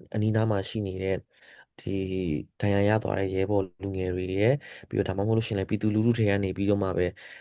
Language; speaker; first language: Burmese; non-native, local second language; S'gaw Karen